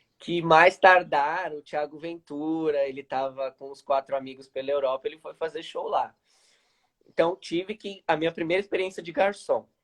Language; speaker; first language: Portuguese; native; Portuguese